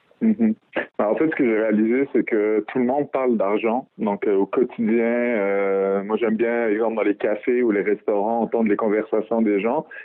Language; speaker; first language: French; early bilingual, other home language; Arabic